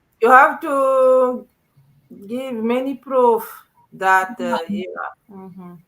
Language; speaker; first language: English; non-native, learner; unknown